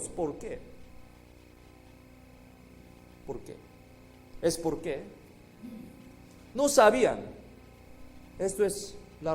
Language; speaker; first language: Spanish; non-native, fluent; Korean